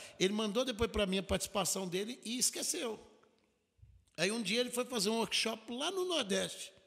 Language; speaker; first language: Portuguese; native; Portuguese